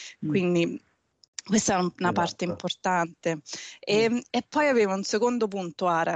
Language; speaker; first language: Italian; native; Italian